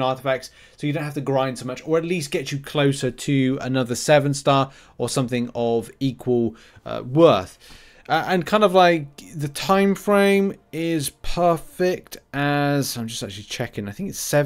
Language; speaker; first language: English; native; English